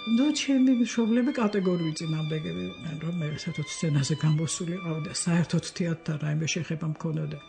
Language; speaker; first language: Georgian; native; Georgian